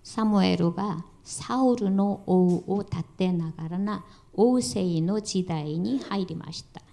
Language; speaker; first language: Japanese; non-native, fluent; Korean